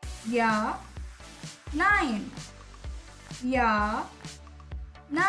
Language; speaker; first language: German; non-native, learner; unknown